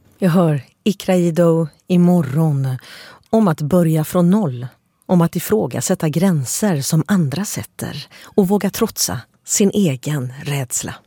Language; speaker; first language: Swedish; native; Swedish